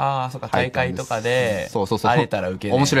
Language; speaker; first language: Japanese; native; Japanese